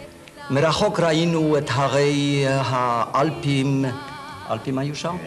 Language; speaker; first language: Hebrew; non-native, fluent; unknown